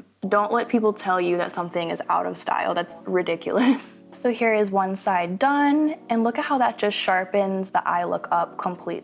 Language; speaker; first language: English; native; English